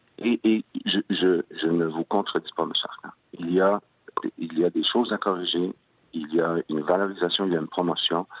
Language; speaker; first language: French; early bilingual, other home language; Spanish